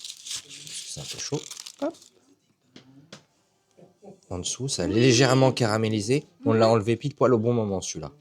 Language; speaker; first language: French; native; French